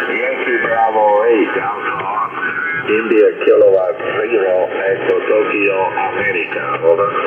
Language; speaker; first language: English; non-native, fluent; Italian